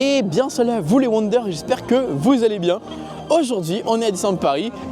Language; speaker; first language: French; native; French